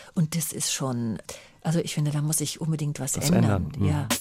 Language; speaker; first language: German; native; German